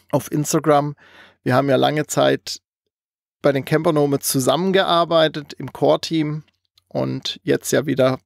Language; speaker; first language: German; native; German